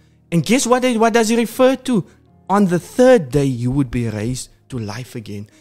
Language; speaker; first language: English; non-native, local second language; Afrikaans